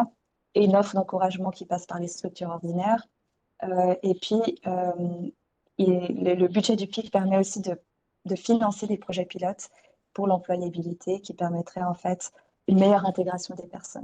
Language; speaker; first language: French; native; French